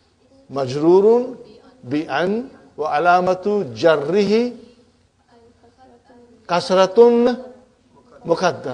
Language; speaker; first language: Arabic; non-native, fluent; English